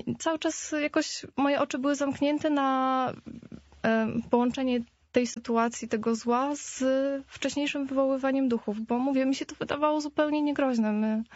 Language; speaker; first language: Polish; native; Polish